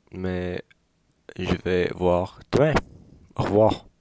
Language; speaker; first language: French; non-native, learner; English